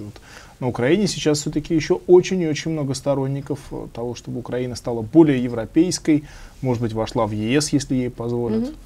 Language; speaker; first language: Russian; native; Russian